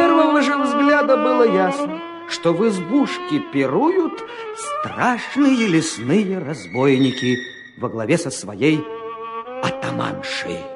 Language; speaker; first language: Russian; native; Russian